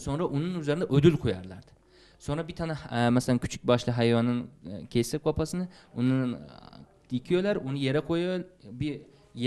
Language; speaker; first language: Turkish; non-native, fluent; Uzbek